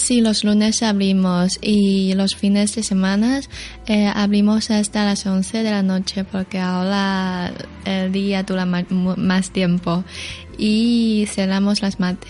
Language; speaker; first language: Spanish; non-native, learner; Chinese